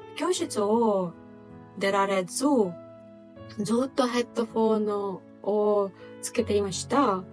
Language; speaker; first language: Japanese; non-native, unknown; Ukrainian